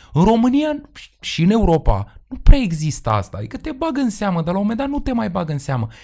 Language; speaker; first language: Romanian; native; Romanian